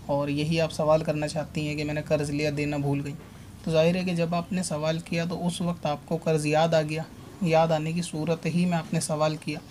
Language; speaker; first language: Urdu; native; Urdu